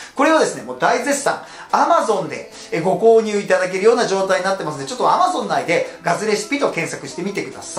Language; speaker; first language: Japanese; native; Japanese